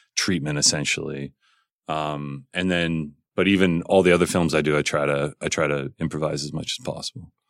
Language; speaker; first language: English; native; English